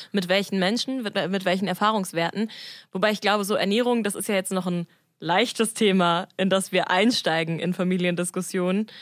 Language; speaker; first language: German; native; German